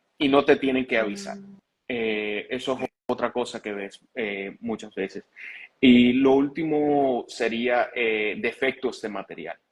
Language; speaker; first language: Spanish; early bilingual, heritage; Spanish